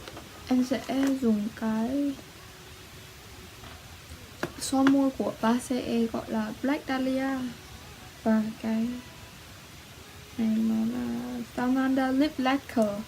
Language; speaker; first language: Vietnamese; early bilingual, heritage; Vietnamese